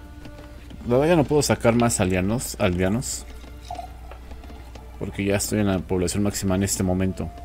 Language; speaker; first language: Spanish; native; Spanish